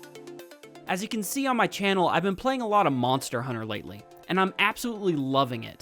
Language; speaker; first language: English; native; English